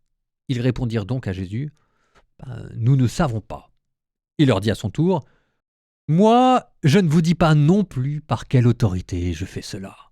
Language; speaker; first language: French; native; French